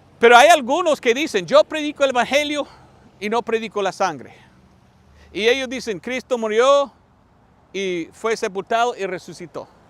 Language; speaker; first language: Spanish; non-native, fluent; English